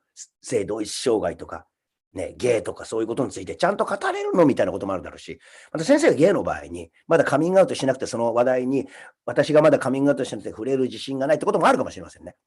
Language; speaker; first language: Japanese; native; Japanese